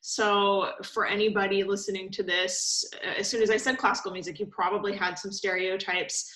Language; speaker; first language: English; native; English